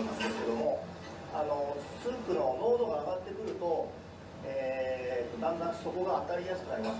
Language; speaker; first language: Japanese; native; Japanese